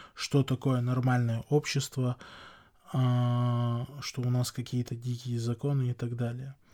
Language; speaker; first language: Russian; non-native, local second language; Chechen